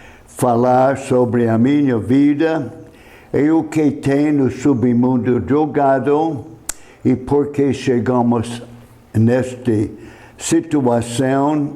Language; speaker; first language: Portuguese; non-native, fluent; English